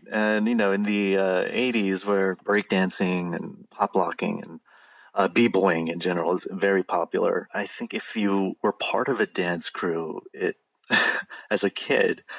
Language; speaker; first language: English; native; English